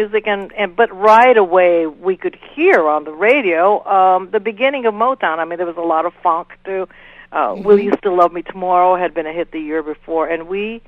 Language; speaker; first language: English; native; English